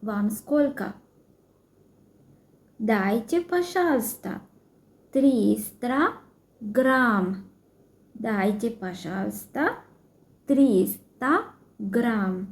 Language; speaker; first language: Russian; non-native, fluent; Sinhala